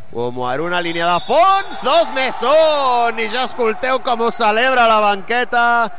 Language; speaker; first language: Catalan; native; Catalan